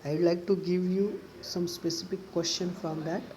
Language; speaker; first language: English; non-native, local second language; Marathi